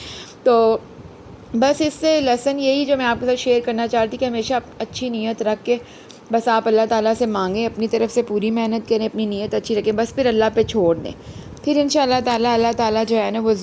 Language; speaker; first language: Urdu; native; Urdu